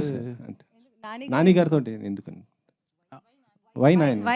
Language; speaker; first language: Telugu; native; Telugu